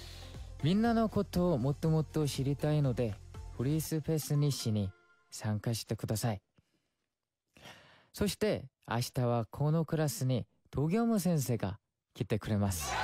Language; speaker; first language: Japanese; non-native, learner; Korean